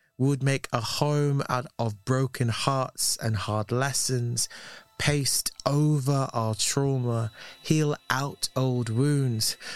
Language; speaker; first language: English; native; English